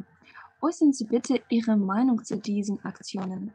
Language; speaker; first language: German; non-native, fluent; Russian